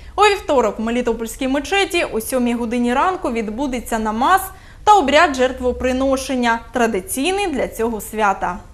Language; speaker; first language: Ukrainian; native; Ukrainian